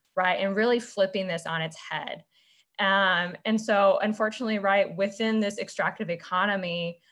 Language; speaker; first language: English; native; English